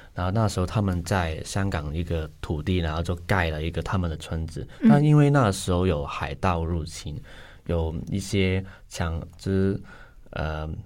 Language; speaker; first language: Chinese; non-native, local second language; Cantonese